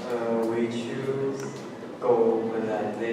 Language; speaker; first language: English; non-native, learner; Chinese